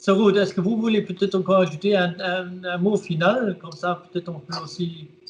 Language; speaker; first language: French; non-native, fluent; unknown